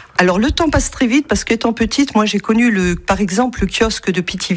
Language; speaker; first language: French; native; French